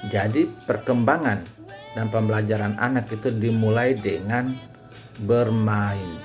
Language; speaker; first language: Indonesian; native; Indonesian